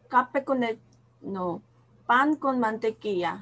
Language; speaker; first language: Spanish; non-native, learner; Korean